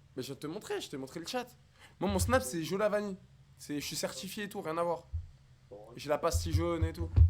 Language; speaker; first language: French; native; French